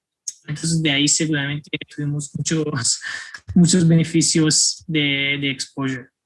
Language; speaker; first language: Spanish; non-native, fluent; Italian